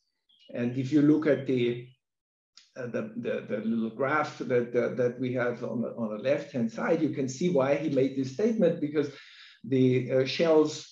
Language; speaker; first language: English; non-native, fluent; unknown